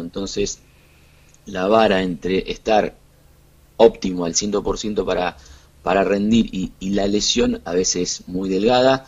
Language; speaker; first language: Spanish; native; Spanish